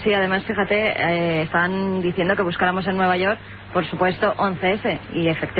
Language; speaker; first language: Spanish; native; Spanish